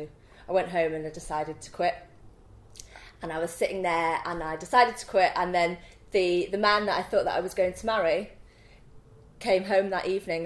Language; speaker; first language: English; native; English